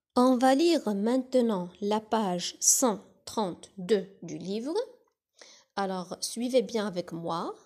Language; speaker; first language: French; non-native, local second language; Arabic